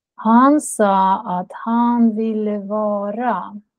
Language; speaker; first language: Swedish; non-native, fluent; Russian